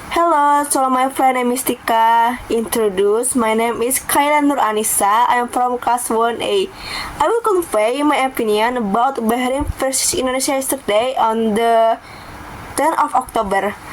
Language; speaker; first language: English; non-native, learner; Indonesian